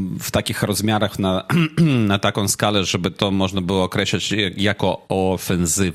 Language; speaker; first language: Polish; non-native, fluent; Ukrainian